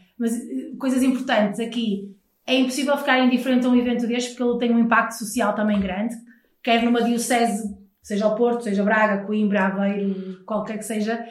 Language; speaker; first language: Portuguese; native; Portuguese